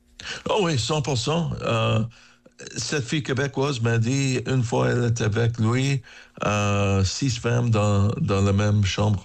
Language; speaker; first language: French; non-native, learner; English